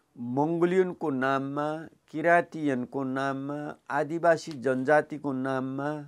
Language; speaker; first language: Nepali; non-native, local second language; Limbu